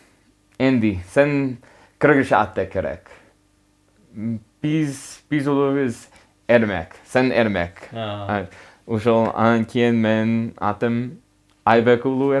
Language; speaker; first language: Kyrgyz; non-native, learner; English